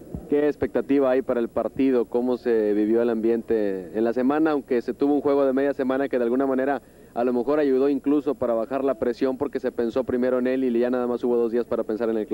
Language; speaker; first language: Spanish; native; Spanish